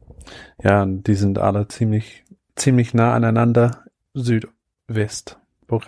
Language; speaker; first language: German; non-native, fluent; English